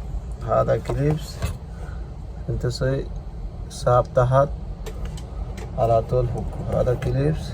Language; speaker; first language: Arabic; non-native, learner; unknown